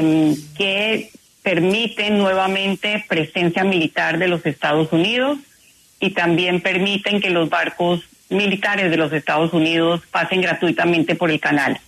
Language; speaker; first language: Spanish; native; Spanish